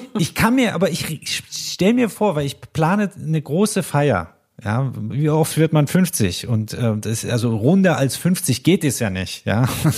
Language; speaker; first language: German; early bilingual, other home language; Persian